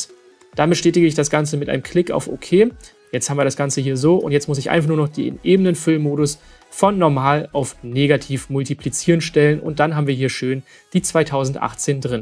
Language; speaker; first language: German; native; German